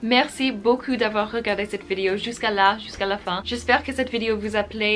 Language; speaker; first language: French; non-native, fluent; English